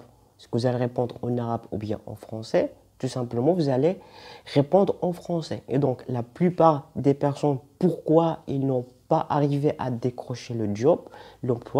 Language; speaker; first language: French; non-native, local second language; Arabic